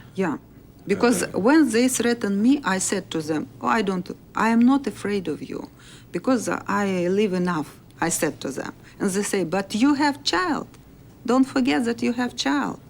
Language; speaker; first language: English; non-native, learner; Russian